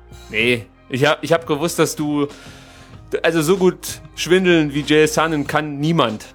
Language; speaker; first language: German; native; German